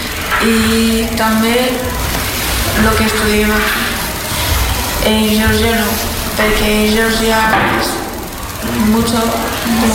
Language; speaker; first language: Catalan; non-native, learner; Georgian